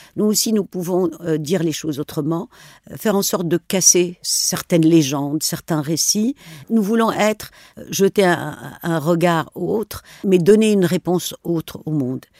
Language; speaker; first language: French; non-native, local second language; Arabic